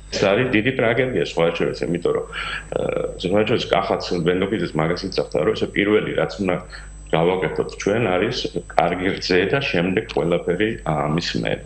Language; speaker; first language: Georgian; native; Georgian